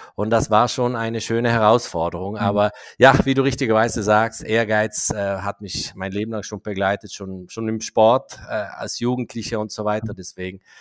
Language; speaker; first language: German; non-native, fluent; English